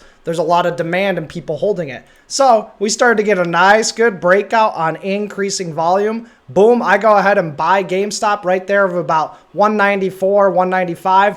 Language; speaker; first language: English; native; English